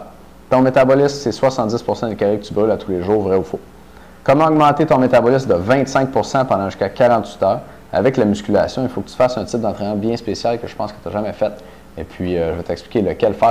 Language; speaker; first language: French; native; French